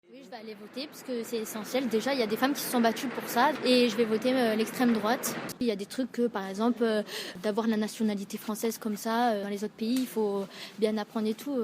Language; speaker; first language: French; native; French